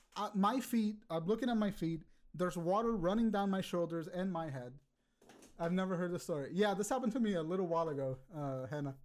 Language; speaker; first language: English; early bilingual, other home language; Spanish